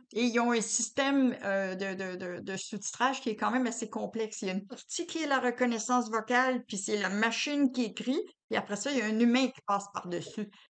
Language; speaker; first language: French; native; French